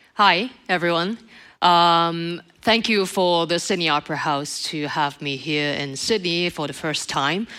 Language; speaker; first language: English; native; English